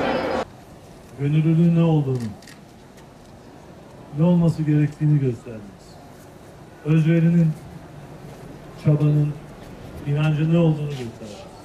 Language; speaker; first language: Turkish; native; Turkish